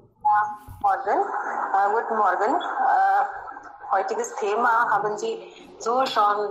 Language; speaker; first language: German; non-native, learner; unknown